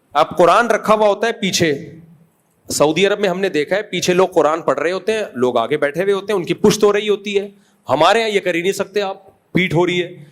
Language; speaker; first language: Urdu; native; Urdu